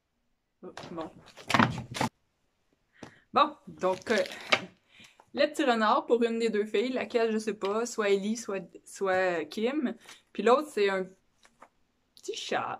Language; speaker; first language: French; native; French